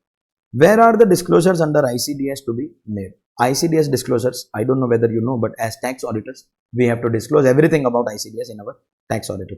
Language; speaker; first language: English; non-native, local second language; Hindi